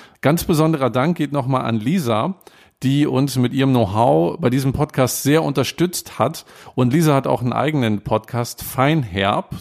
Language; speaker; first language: German; native; German